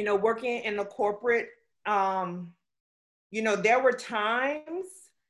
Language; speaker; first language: English; native; English